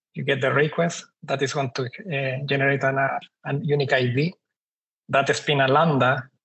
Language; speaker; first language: English; non-native, fluent; Spanish